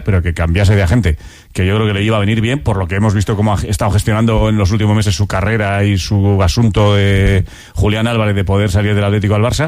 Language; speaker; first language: Spanish; native; Spanish